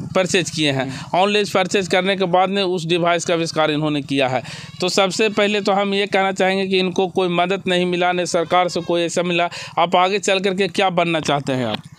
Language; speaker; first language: Hindi; native; Hindi